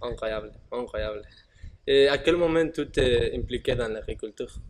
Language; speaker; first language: French; non-native, learner; Spanish